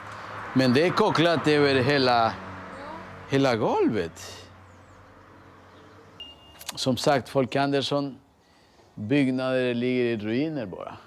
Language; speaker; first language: Swedish; early bilingual, heritage; Swedish